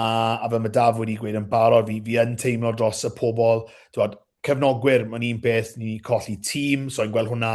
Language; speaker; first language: Welsh; native; Welsh